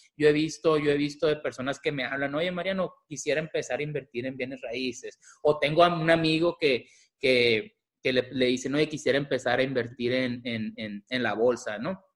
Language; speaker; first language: Spanish; native; Spanish